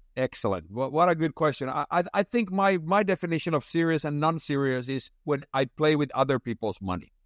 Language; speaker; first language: English; non-native, fluent; Finnish